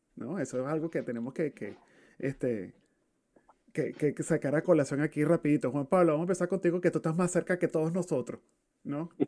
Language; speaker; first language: Spanish; native; Spanish